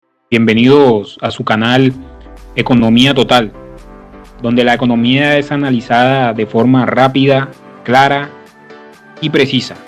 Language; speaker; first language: Spanish; native; Spanish